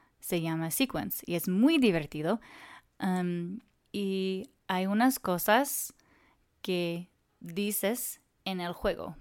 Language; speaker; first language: Spanish; non-native, learner; English